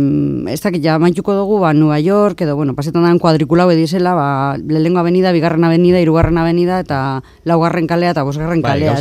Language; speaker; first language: Basque; native; Basque